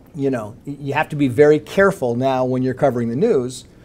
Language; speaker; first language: English; native; English